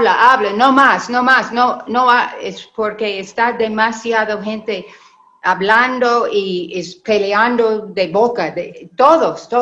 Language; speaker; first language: Spanish; non-native, learner; English